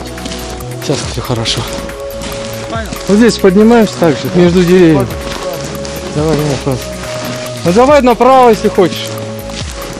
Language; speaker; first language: Russian; native; Russian